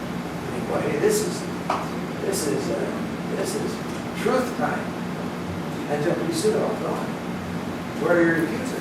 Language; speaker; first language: English; native; English